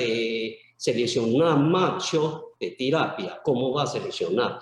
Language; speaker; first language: Spanish; non-native, learner; Chinese